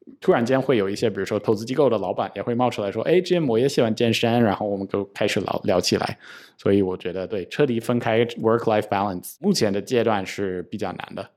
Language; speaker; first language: Chinese; non-native, fluent; English